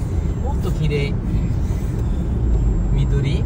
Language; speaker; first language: Japanese; non-native, learner; Bangla